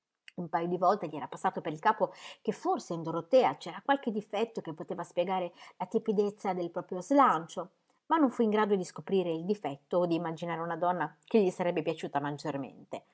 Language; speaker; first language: Italian; native; Italian